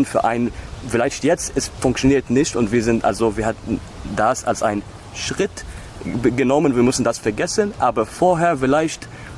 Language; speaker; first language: German; non-native, learner; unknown